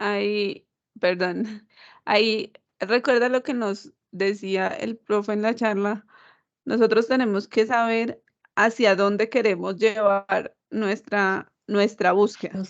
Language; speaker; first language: Spanish; native; Spanish